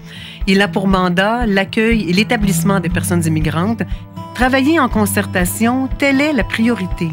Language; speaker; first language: French; native; French